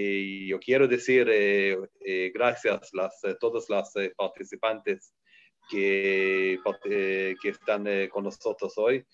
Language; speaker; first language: Spanish; non-native, learner; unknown